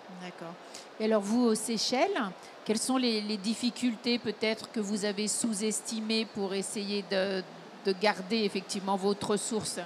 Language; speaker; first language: French; native; French